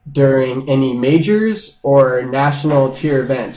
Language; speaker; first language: English; native; English